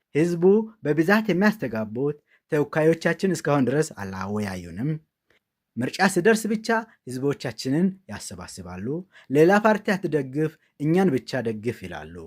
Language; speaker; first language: Amharic; non-native, local second language; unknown